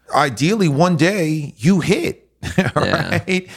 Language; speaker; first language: English; native; English